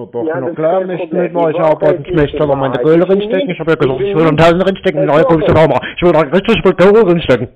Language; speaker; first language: German; native; German